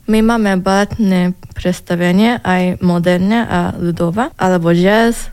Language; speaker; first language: Slovak; non-native, learner; Japanese